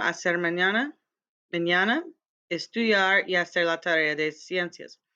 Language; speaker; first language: Spanish; non-native, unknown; English